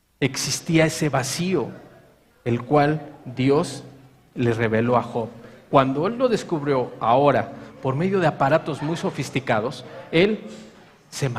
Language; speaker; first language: Spanish; native; Spanish